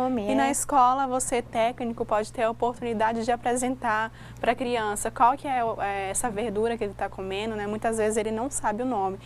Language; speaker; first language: Portuguese; native; Portuguese